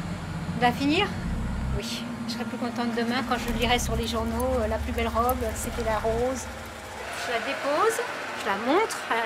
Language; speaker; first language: French; native; French